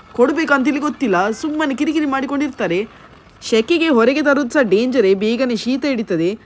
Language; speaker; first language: Kannada; native; Kannada